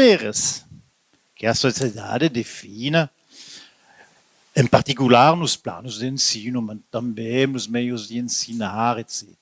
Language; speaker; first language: Portuguese; non-native, learner; French